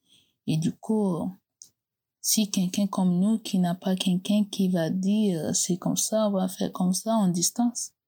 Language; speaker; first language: French; non-native, learner; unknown